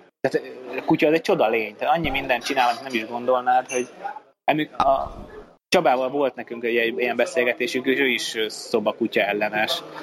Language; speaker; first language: Hungarian; native; Hungarian